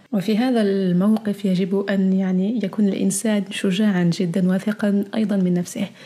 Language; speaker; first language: Arabic; early bilingual, heritage; Arabic